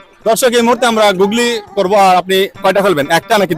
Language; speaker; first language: Bangla; native; Bangla